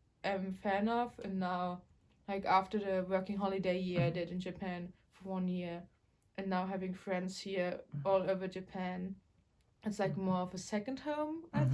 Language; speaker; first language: English; non-native, fluent; German